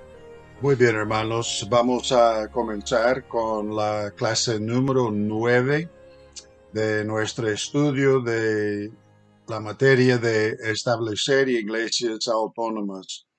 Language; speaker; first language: Spanish; non-native, fluent; English